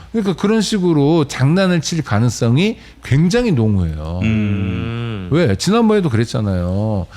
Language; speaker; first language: Korean; native; Korean